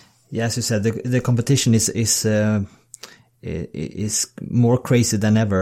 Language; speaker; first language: English; non-native, fluent; Swedish